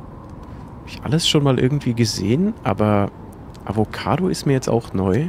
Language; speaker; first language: German; native; German